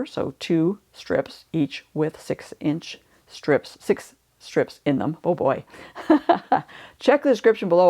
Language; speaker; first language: English; native; English